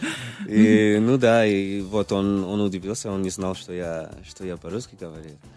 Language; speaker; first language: Russian; early bilingual, other home language; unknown